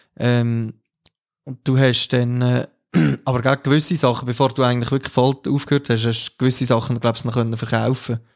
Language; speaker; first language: German; native; German